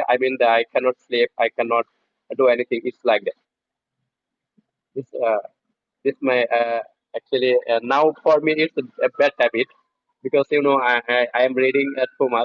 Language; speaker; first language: English; non-native, learner; Bangla